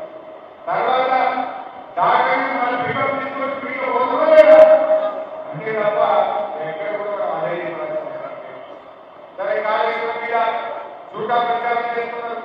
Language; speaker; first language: Telugu; native; Telugu